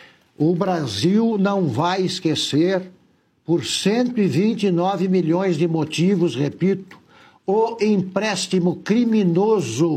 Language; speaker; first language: Portuguese; native; Portuguese